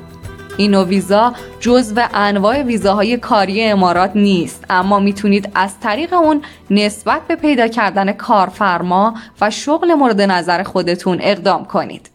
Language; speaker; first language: Persian; native; Persian